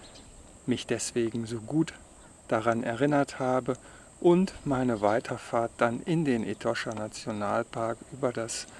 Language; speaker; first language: German; native; German